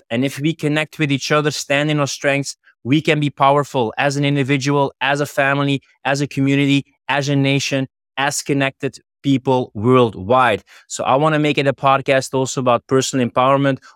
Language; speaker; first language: English; non-native, fluent; Dutch